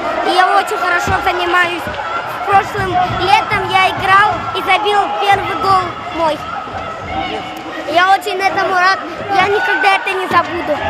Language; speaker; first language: Russian; non-native, local second language; Kyrgyz